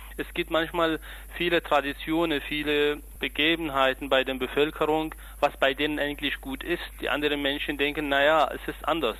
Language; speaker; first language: German; non-native, fluent; Kurdish